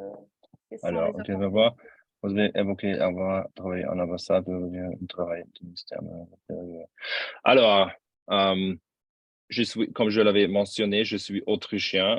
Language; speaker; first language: French; non-native, fluent; German